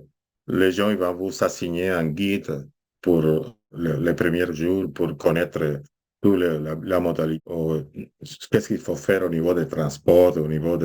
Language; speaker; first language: French; non-native, fluent; Spanish